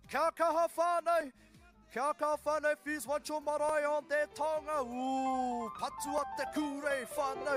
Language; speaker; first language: Māori; non-native, local second language; English